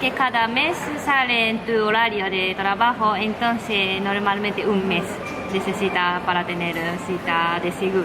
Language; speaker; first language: Spanish; non-native, learner; Japanese